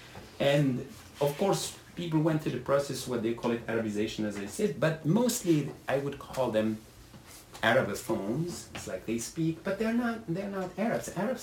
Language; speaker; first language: English; non-native, fluent; Arabic